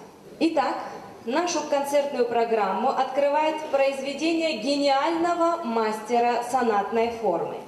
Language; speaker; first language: Russian; native; Russian